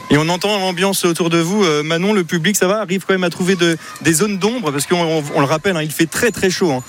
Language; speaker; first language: French; native; French